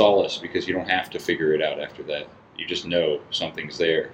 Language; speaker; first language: English; native; English